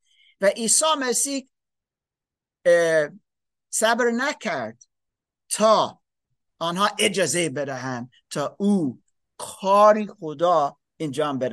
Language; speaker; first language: Persian; non-native, learner; English